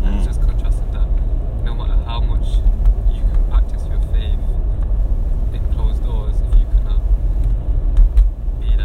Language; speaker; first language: English; native; English